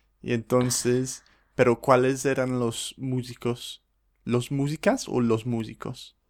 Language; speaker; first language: Spanish; non-native, fluent; English